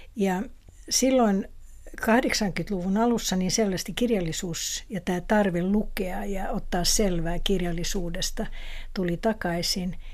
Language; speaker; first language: Finnish; non-native, local second language; Swedish